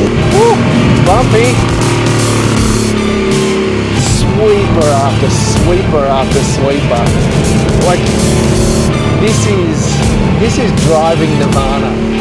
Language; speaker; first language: English; native; English